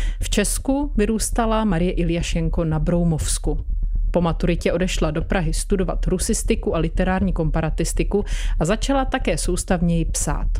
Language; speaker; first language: Czech; native; Czech